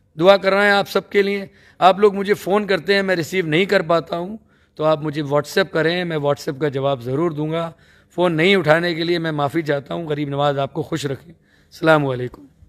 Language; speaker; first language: Urdu; native; Urdu